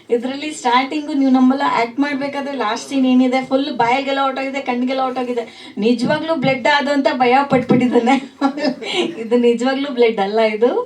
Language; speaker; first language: Kannada; native; Kannada